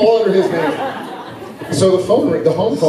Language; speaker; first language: English; native; English